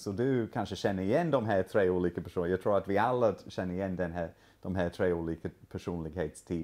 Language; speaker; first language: Swedish; non-native, fluent; English